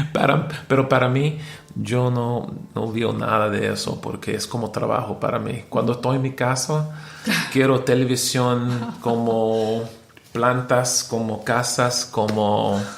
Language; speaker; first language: Spanish; non-native, learner; English